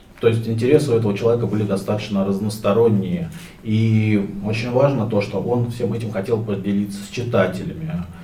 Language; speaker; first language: Russian; native; Russian